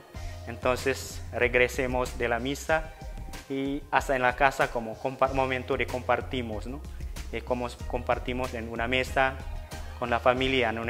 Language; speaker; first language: Spanish; non-native, fluent; Indonesian